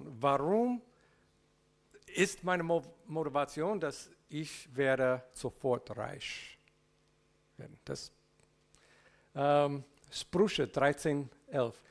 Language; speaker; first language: German; non-native, learner; English